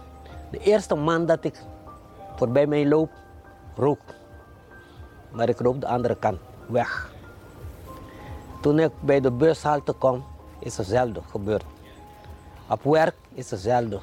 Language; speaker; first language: Dutch; non-native, local second language; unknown